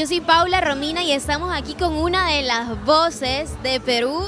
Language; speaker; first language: Spanish; native; Spanish